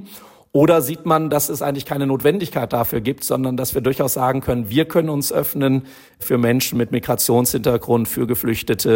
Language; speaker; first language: German; native; German